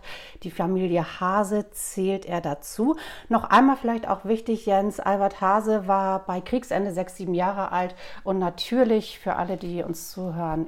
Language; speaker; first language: German; native; German